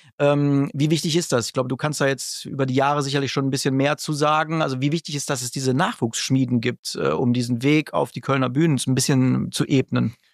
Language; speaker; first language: German; native; German